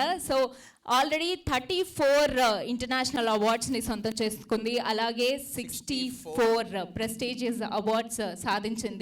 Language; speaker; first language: Telugu; native; Telugu